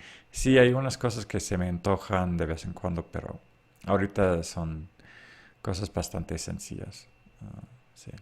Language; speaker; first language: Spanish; non-native, fluent; English